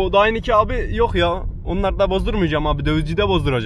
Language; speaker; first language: Turkish; native; Turkish